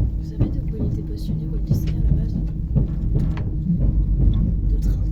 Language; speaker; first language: French; native; French